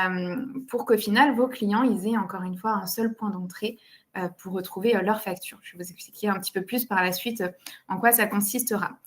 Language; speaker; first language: French; native; French